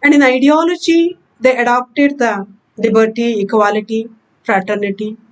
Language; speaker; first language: English; non-native, local second language; Kannada